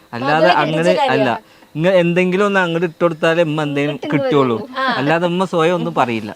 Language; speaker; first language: Malayalam; native; Malayalam